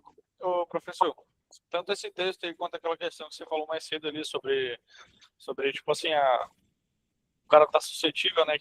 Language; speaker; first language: Portuguese; native; Portuguese